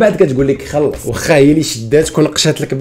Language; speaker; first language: Arabic; native; Arabic